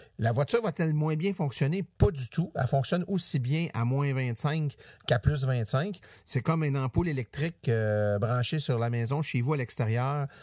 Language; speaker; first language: French; native; French